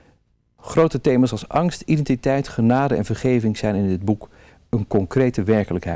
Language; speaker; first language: Dutch; native; Dutch